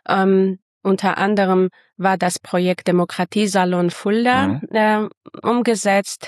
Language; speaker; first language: German; non-native, fluent; Armenian